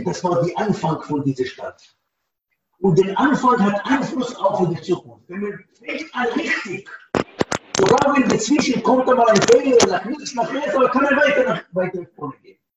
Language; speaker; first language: German; non-native, learner; Hebrew